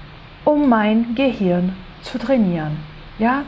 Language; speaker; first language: German; non-native, fluent; Portuguese